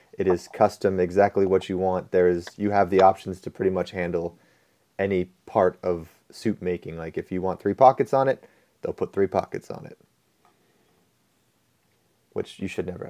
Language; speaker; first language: English; native; English